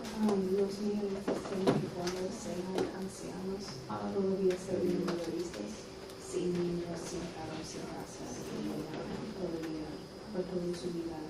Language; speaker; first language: Spanish; non-native, learner; English